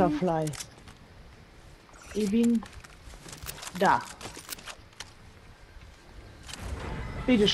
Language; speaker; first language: German; native; German